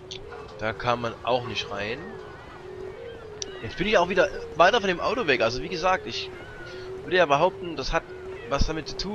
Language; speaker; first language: German; native; German